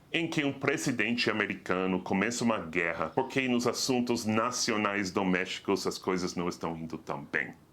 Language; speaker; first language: Portuguese; non-native, fluent; English